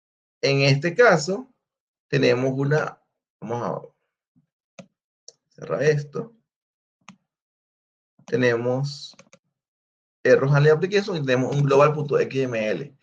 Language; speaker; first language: Spanish; native; Spanish